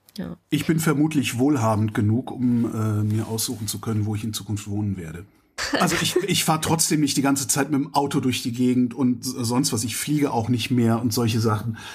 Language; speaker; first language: German; native; German